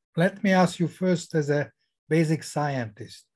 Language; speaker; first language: English; non-native, fluent; Hungarian